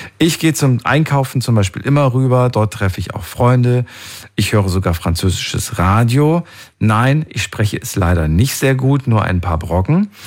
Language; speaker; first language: German; native; German